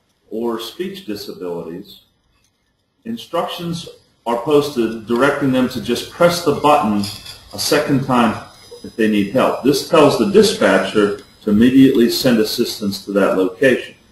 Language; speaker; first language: English; native; English